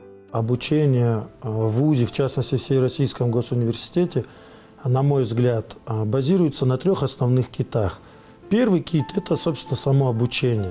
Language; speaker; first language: Russian; native; Russian